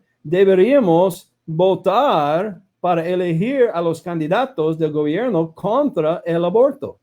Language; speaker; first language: Spanish; non-native, fluent; English